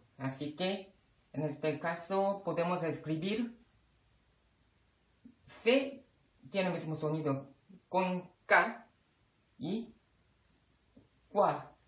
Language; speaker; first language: Spanish; non-native, fluent; Korean